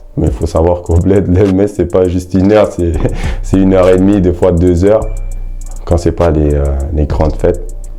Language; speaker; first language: French; early bilingual, other home language; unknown